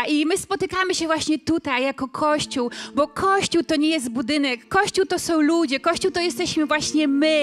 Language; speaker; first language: Polish; native; Polish